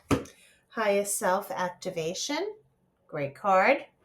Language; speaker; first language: English; native; English